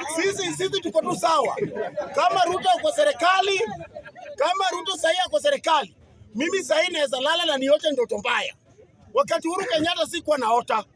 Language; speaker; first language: Swahili; non-native, local second language; Luo (Kenya and Tanzania)